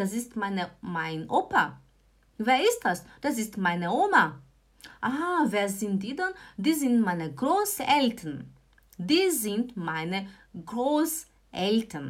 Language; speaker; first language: German; non-native, fluent; Portuguese